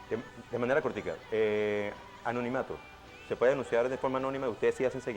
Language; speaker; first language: Spanish; native; Spanish